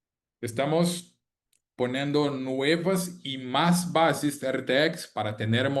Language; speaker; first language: Spanish; non-native, fluent; Portuguese